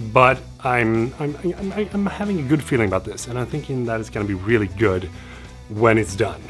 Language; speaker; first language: English; non-native, fluent; Swedish